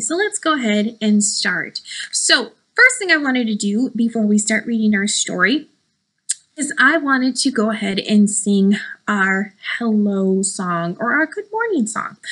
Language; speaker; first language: English; early bilingual, other home language; Spanish